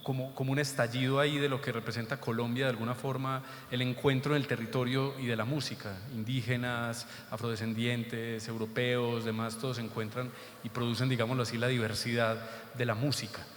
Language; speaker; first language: Spanish; native; Spanish